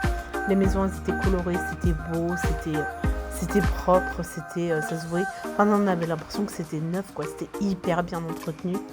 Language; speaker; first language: French; native; French